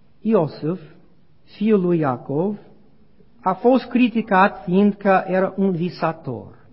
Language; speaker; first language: Romanian; non-native, learner; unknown